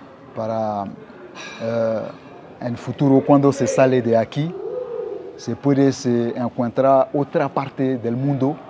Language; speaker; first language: Spanish; non-native, learner; French